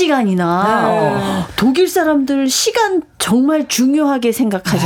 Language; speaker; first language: Korean; native; Korean